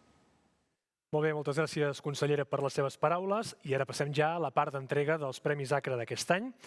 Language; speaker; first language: Catalan; native; Catalan